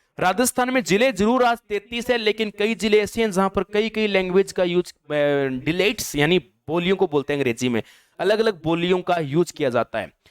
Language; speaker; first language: Hindi; native; Hindi